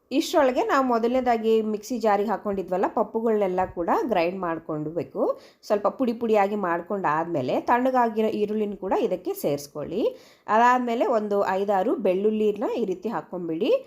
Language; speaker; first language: Kannada; native; Kannada